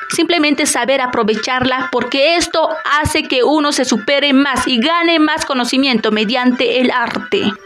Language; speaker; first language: Spanish; native; Spanish